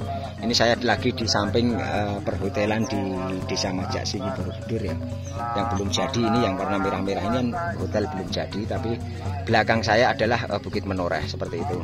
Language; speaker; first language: Indonesian; non-native, local second language; Javanese